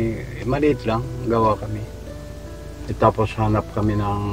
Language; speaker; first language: Filipino; non-native, learner; Japanese